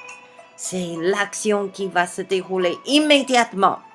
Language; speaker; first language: French; non-native, fluent; Chinese